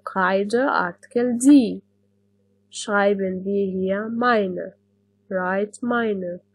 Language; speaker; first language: German; non-native, fluent; Arabic